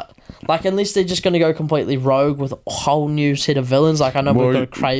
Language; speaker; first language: English; native; English